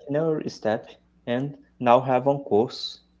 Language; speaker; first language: English; non-native, learner; Portuguese